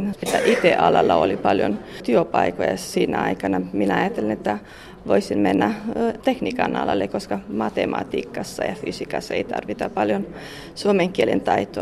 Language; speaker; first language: Finnish; non-native, fluent; Romanian